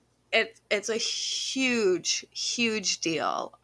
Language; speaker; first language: English; native; English